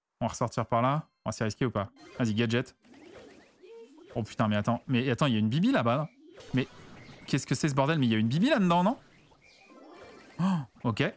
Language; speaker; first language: French; native; French